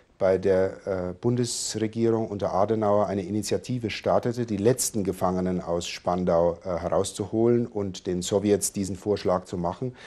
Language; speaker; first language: German; native; German